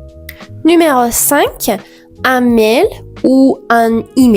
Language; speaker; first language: French; non-native, fluent; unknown